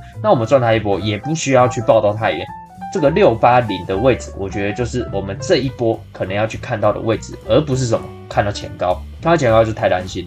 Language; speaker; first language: Chinese; native; Chinese